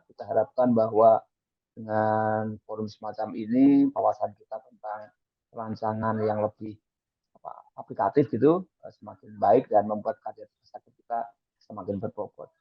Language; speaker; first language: Indonesian; native; Indonesian